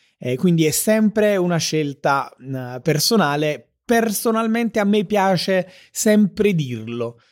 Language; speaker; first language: Italian; native; Italian